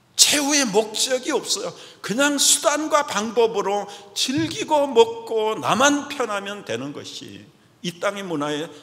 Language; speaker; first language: Korean; native; Korean